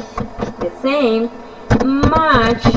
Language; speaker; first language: English; non-native, fluent; Spanish